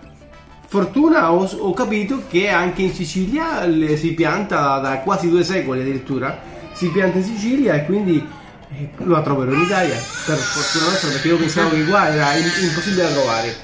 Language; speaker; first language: Italian; non-native, fluent; Spanish